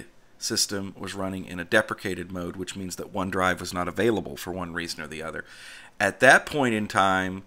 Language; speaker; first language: English; native; English